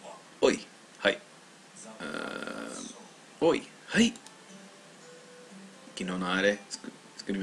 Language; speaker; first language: Japanese; non-native, learner; English